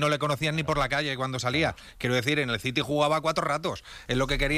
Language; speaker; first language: Spanish; native; Spanish